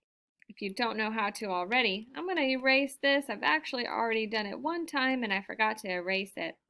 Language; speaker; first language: English; native; English